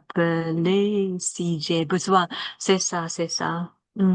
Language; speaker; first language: French; non-native, learner; Chinese